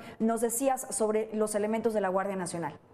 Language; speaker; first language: Spanish; native; Spanish